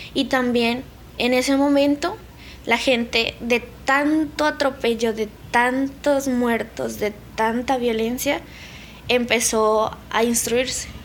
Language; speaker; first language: Spanish; native; Spanish